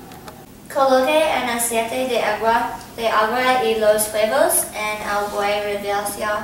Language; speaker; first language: Spanish; non-native, learner; English